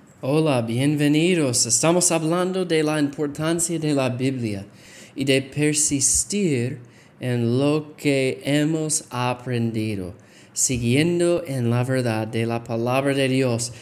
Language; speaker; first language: Spanish; non-native, fluent; English